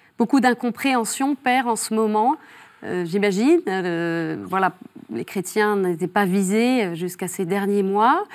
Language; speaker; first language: French; native; French